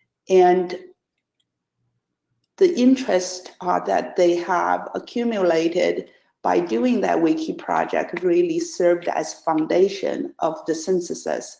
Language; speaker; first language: English; non-native, fluent; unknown